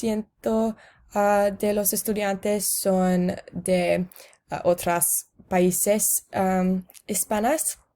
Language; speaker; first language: Spanish; non-native, learner; English